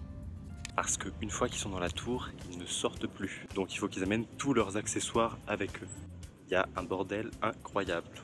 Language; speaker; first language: French; native; French